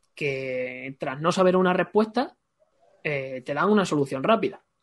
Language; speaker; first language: Spanish; native; Spanish